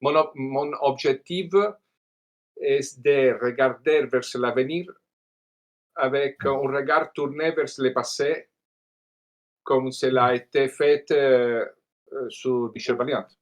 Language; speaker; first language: French; non-native, learner; Italian